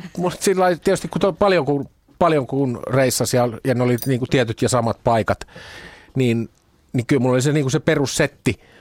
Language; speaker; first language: Finnish; native; Finnish